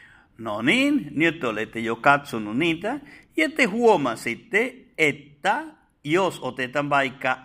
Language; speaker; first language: Finnish; non-native, fluent; Spanish